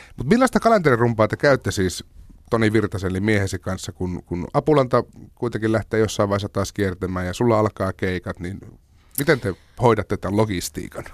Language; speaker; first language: Finnish; native; Finnish